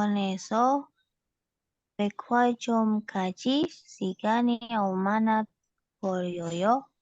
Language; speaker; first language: Korean; non-native, learner; Indonesian